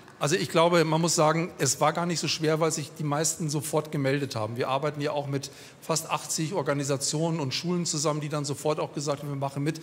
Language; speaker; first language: German; native; German